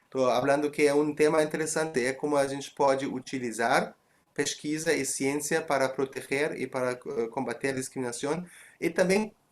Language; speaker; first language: Portuguese; non-native, fluent; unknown